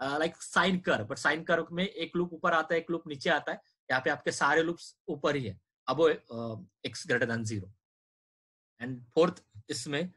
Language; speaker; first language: Hindi; non-native, local second language; Marathi